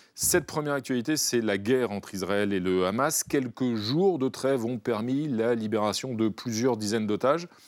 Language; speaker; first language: French; native; French